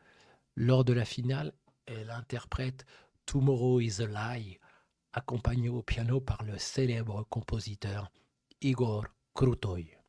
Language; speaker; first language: French; native; French